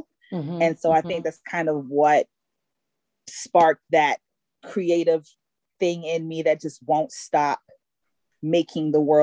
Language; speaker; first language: English; native; English